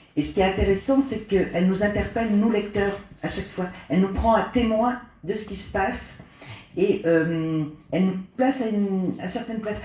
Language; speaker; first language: French; native; French